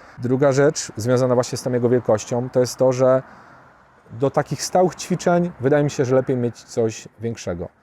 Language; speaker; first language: Polish; native; Polish